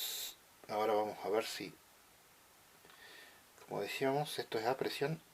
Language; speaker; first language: Spanish; native; Spanish